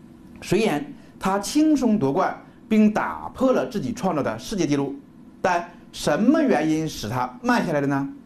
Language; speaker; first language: Chinese; native; Chinese